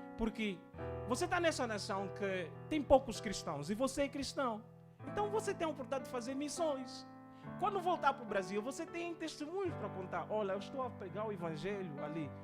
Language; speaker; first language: Portuguese; native; Portuguese